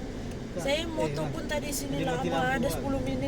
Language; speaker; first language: Malay; native; Malay